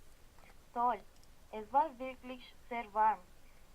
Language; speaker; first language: German; non-native, learner; Spanish